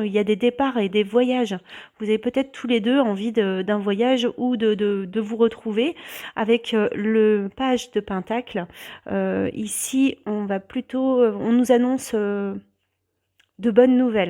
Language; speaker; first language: French; native; French